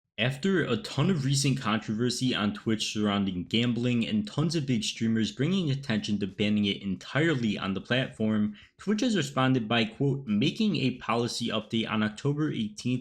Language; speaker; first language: English; native; English